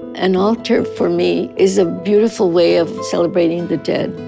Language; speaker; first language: English; native; English